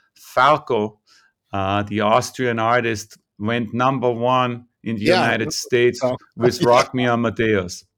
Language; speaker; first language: English; non-native, fluent; German